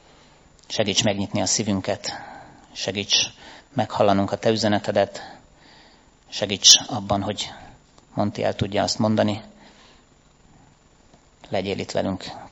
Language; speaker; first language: Hungarian; native; Hungarian